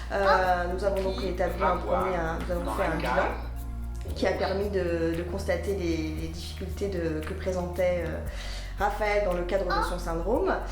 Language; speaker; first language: French; native; French